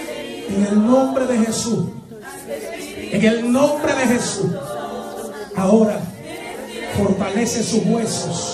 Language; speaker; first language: Spanish; native; Spanish